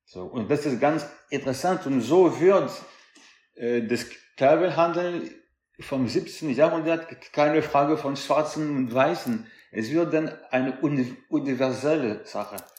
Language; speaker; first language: German; non-native, fluent; French